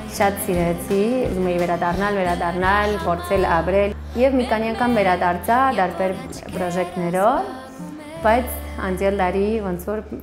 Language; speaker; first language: Armenian; early bilingual, heritage; Armenian